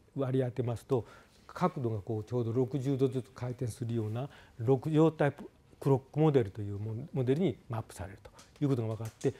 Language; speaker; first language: Japanese; native; Japanese